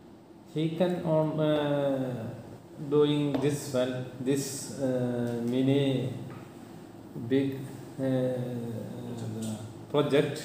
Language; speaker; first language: English; non-native, learner; Malayalam